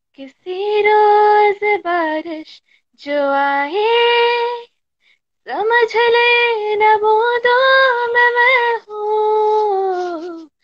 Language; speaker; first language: Hindi; native; Hindi